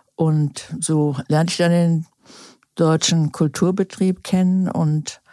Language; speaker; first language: German; native; German